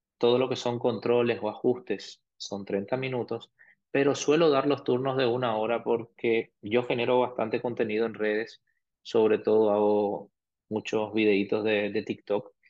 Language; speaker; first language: Spanish; early bilingual, other home language; Arabic